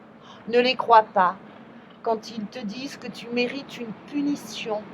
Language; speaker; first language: French; native; French